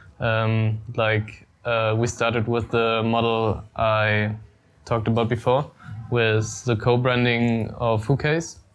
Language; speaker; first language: English; non-native, fluent; German